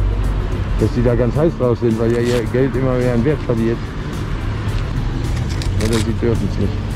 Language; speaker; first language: German; native; German